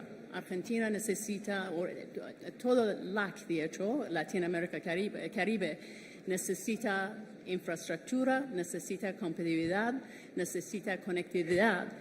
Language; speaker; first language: Spanish; non-native, fluent; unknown